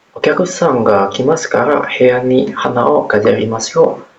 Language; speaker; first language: Japanese; non-native, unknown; Indonesian